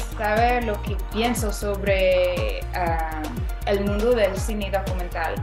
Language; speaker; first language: Spanish; non-native, fluent; English